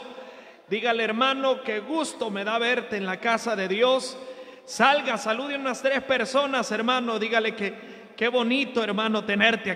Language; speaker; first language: Spanish; native; Spanish